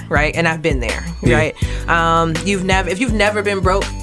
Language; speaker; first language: English; native; English